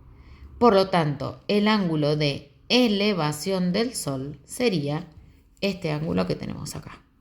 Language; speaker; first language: Spanish; native; Spanish